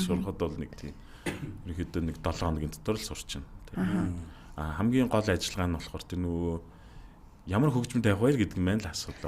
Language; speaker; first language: Mongolian; native; Mongolian